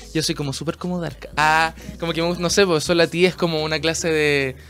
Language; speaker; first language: Spanish; native; Spanish